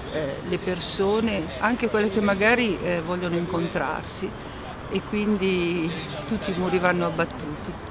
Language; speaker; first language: Italian; native; Italian